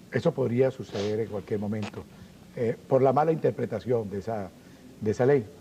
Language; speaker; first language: Spanish; native; Spanish